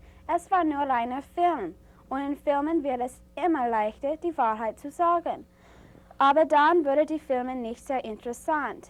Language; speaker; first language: German; non-native, learner; English